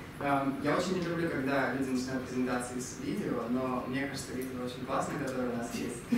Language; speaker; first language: Russian; native; Russian